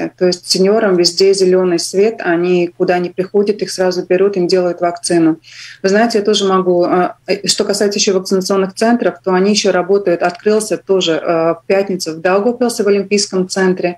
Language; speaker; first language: Russian; non-native, local second language; Latvian